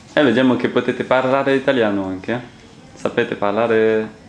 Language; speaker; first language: Italian; non-native, fluent; French